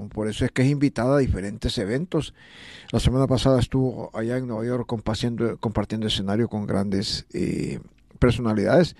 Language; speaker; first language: Spanish; native; Spanish